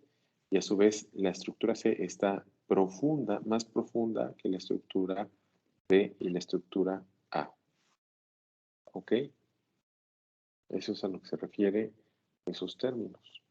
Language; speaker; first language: Spanish; native; Spanish